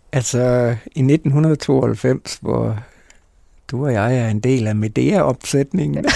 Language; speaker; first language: Danish; native; Danish